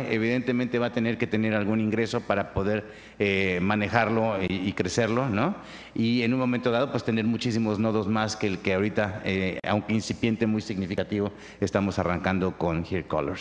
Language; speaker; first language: Spanish; native; Spanish